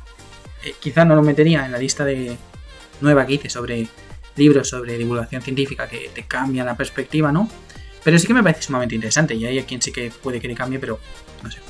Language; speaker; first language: Spanish; native; Spanish